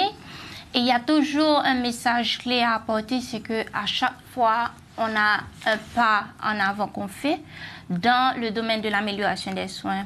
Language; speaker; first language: French; non-native, local second language; Haitian Creole